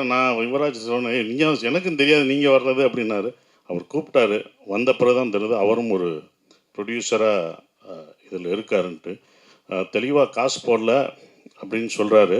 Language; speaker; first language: Tamil; native; Tamil